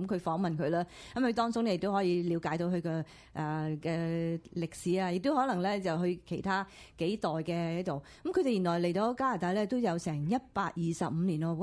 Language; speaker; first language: Cantonese; native; Cantonese